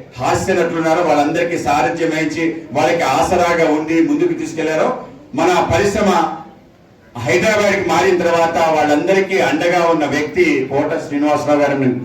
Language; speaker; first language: Telugu; native; Telugu